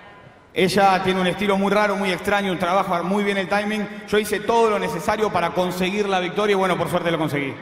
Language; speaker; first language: Spanish; native; Spanish